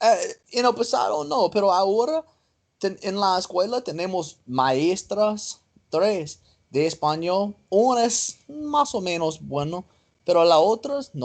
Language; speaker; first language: Spanish; non-native, learner; English